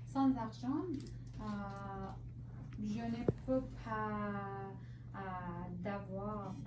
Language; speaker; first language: French; non-native, learner; Persian